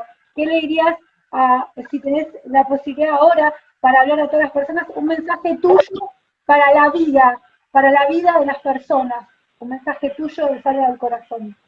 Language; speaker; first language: Spanish; native; Spanish